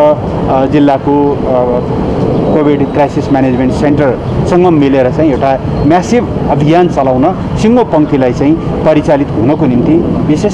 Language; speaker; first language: Nepali; native; Nepali